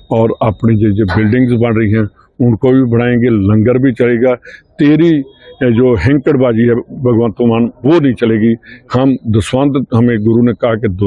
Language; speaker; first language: Hindi; non-native, local second language; Punjabi